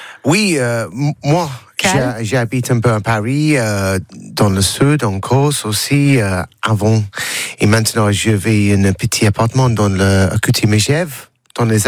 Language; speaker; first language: French; non-native, learner; English